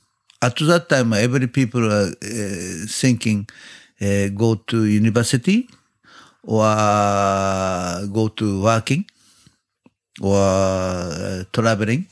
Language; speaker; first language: English; non-native, learner; Japanese